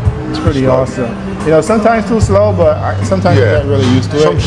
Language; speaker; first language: English; native; English